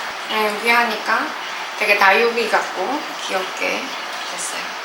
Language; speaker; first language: Korean; native; Korean